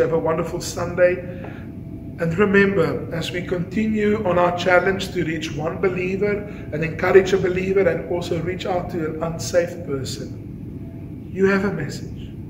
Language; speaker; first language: English; non-native, local second language; Afrikaans